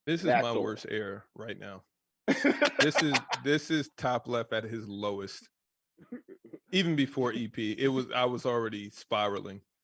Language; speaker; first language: English; native; English